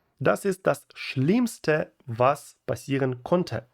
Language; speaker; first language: German; non-native, fluent; Ukrainian